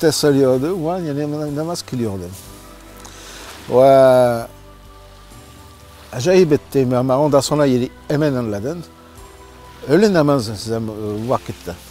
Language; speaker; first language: Turkish; non-native, learner; French